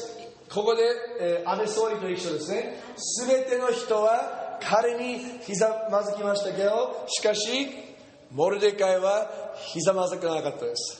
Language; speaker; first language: Japanese; non-native, fluent; English